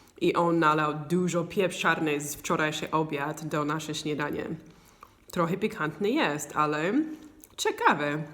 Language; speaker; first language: Polish; non-native, learner; English